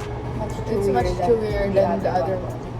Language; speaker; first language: English; non-native, local second language; Filipino